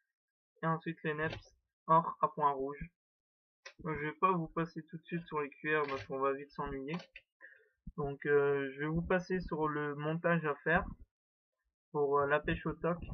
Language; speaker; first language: French; native; French